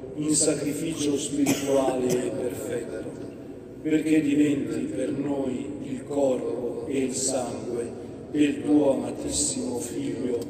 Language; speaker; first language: Italian; non-native, fluent; Igbo